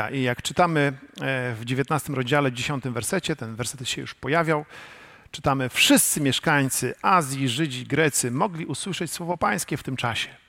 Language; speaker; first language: Polish; native; Polish